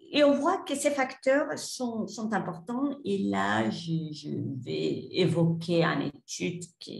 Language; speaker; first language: French; non-native, fluent; Spanish